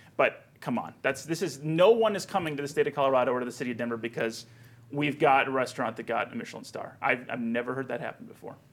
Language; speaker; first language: English; native; English